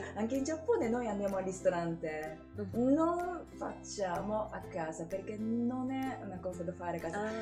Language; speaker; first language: Italian; non-native, learner; Japanese